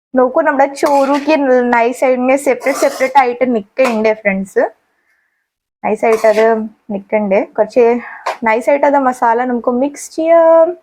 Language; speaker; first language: Malayalam; non-native, fluent; Hindi